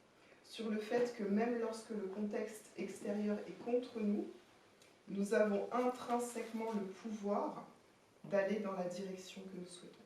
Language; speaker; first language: French; native; French